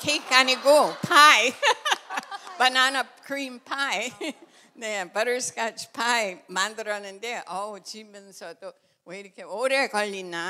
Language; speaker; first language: Korean; non-native, fluent; English